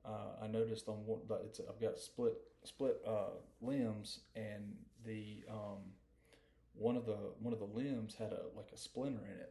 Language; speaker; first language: English; native; English